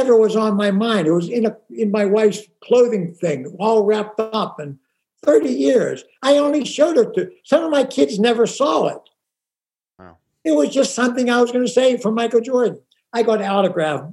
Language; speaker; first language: English; native; English